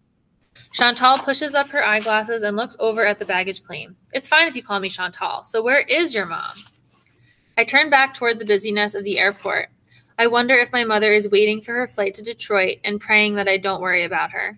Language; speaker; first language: English; native; English